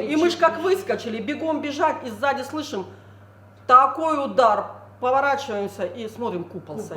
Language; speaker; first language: Russian; native; Russian